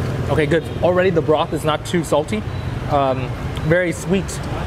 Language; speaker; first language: English; early bilingual, other home language; Vietnamese